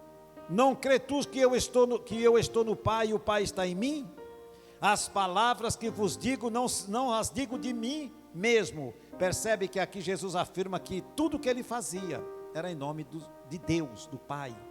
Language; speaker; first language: Portuguese; native; Portuguese